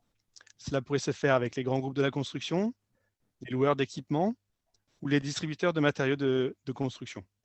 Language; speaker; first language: French; native; French